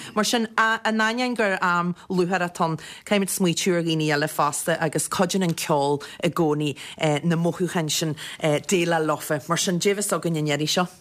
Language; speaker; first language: Irish; native; Irish